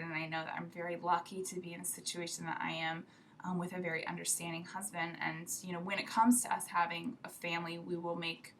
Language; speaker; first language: English; native; English